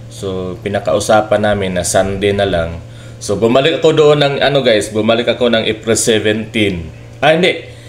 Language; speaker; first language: Filipino; non-native, local second language; Cebuano